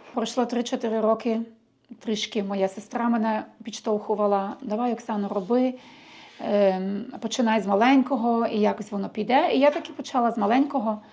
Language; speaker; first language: Ukrainian; early bilingual, heritage; Ukrainian